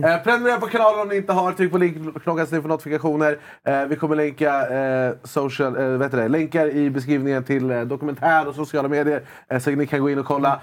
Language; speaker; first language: Swedish; native; Swedish